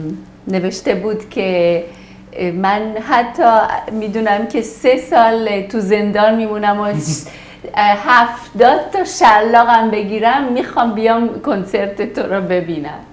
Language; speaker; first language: Persian; early bilingual, heritage; Persian